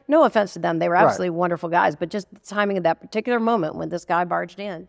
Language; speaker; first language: English; native; English